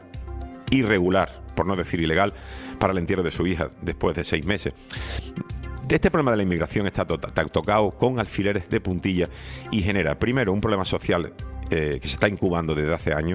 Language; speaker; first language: Spanish; native; Spanish